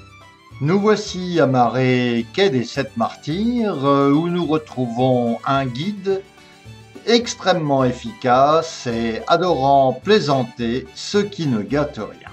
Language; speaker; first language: French; native; French